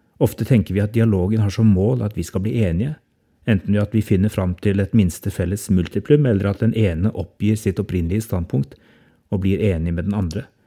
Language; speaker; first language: Norwegian; native; Norwegian